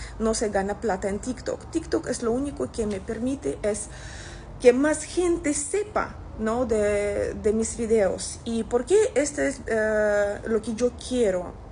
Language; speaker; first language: Spanish; non-native, fluent; Russian